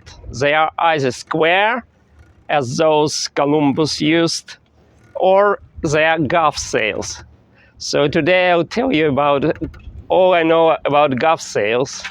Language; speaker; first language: English; non-native, fluent; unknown